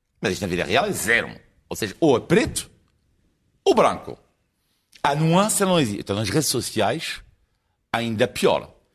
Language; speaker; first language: Portuguese; non-native, fluent; French